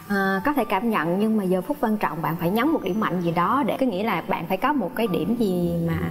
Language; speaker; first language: Vietnamese; native; Vietnamese